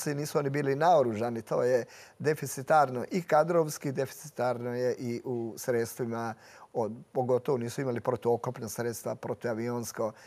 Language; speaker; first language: Croatian; native; Croatian